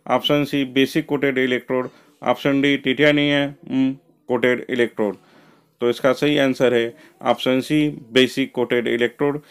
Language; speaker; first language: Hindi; non-native, local second language; Marathi